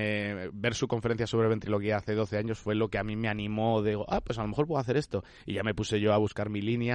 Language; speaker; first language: Spanish; native; Spanish